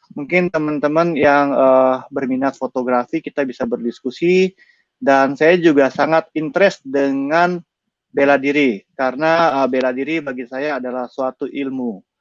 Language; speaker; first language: Indonesian; native; Indonesian